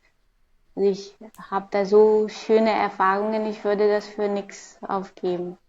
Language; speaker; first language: German; non-native, fluent; Hungarian